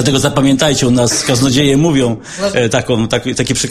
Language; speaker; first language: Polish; non-native, learner; Russian